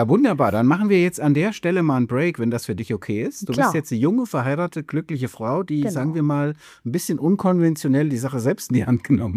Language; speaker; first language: German; native; German